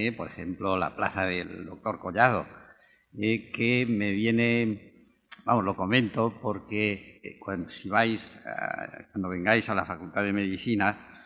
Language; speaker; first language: Spanish; native; Spanish